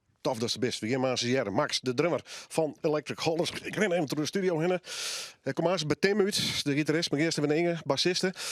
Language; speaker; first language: Dutch; non-native, local second language; Western Frisian